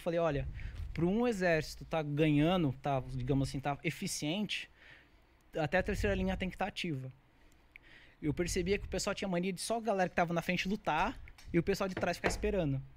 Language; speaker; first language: Portuguese; native; Portuguese